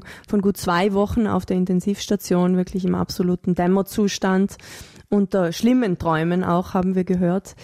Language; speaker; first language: German; native; German